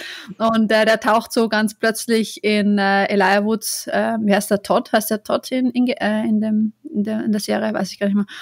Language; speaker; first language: German; native; German